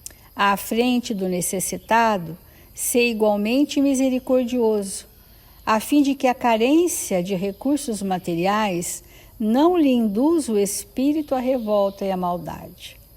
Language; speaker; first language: Portuguese; native; Portuguese